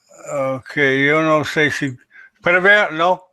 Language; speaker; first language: Spanish; non-native, learner; English